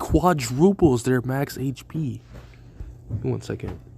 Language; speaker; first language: English; native; English